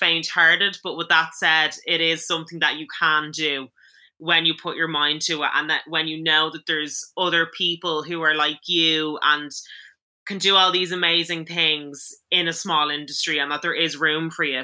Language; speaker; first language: English; native; English